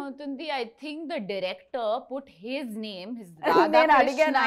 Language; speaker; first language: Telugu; non-native, learner; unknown